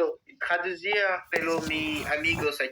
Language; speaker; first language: Portuguese; non-native, learner; English